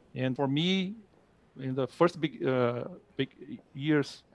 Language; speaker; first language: English; non-native, fluent; Portuguese